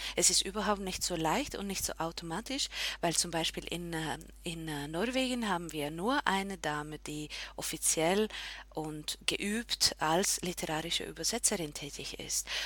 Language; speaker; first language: German; non-native, fluent; Slovak